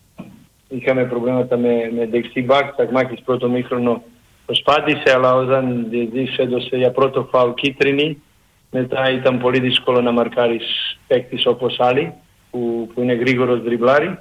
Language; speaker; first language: Greek; non-native, learner; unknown